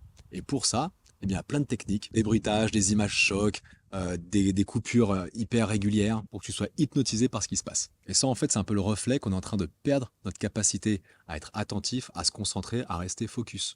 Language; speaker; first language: French; native; French